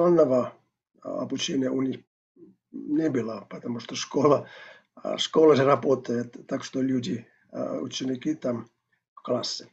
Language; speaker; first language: Russian; non-native, fluent; Finnish